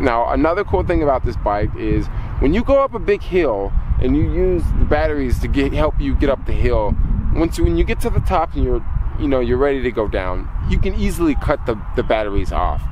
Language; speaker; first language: English; native; English